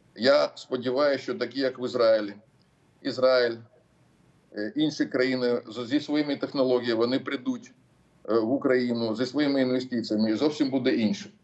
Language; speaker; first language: Ukrainian; non-native, local second language; Russian